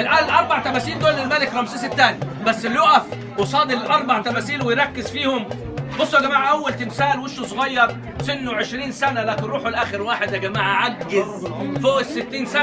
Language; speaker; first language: Arabic; native; Arabic